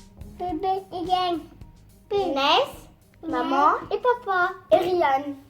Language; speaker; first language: French; native; French